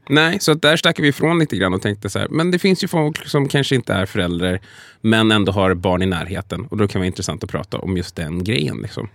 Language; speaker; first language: Swedish; native; Swedish